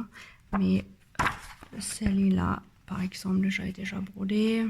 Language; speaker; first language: French; non-native, learner; German